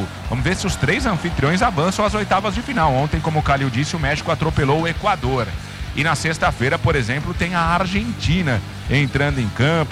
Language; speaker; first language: Portuguese; native; Portuguese